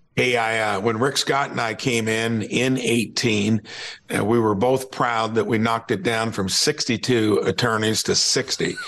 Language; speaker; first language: English; native; English